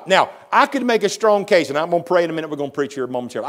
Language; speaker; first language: English; native; English